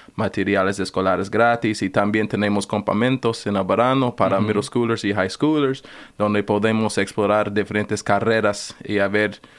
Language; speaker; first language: Spanish; non-native, fluent; English